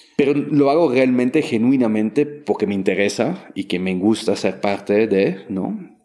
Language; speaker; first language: Spanish; non-native, fluent; French